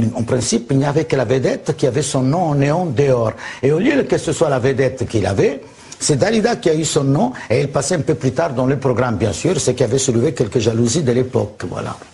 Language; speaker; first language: French; native; French